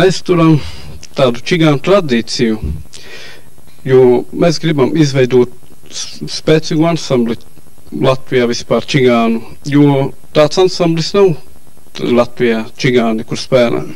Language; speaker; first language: Latvian; non-native, local second language; Romany